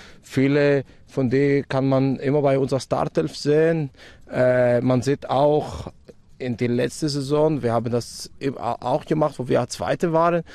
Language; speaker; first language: German; non-native, fluent; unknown